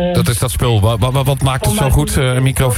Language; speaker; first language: Dutch; native; Dutch